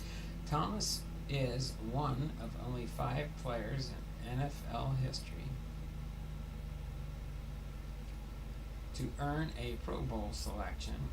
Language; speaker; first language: English; native; English